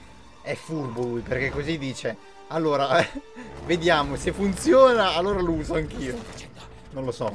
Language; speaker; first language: Italian; native; Italian